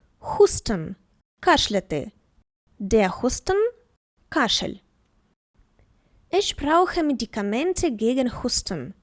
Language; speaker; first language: German; non-native, fluent; Ukrainian